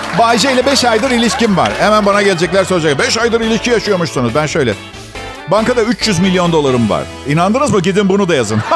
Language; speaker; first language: Turkish; native; Turkish